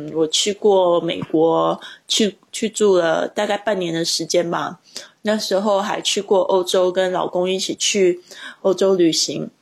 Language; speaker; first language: Chinese; native; Chinese